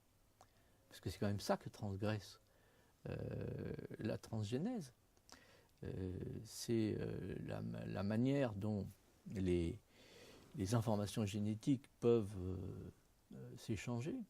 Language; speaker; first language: French; native; French